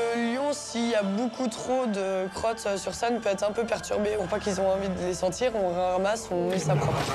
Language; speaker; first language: French; native; French